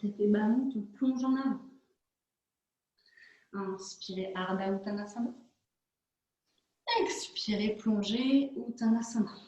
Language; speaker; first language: French; native; French